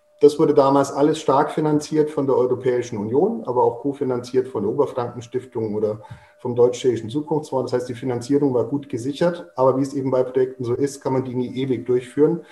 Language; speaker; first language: German; native; German